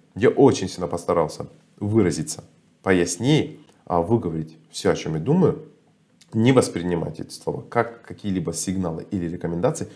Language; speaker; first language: Russian; non-native, fluent; Persian